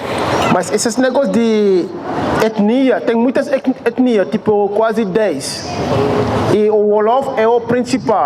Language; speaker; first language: Portuguese; non-native, fluent; Wolof